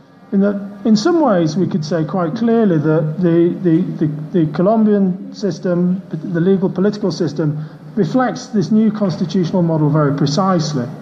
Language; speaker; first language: English; native; English